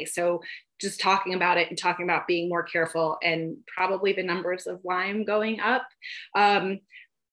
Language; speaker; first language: English; native; English